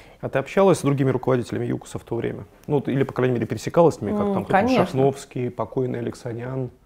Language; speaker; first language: Russian; native; Russian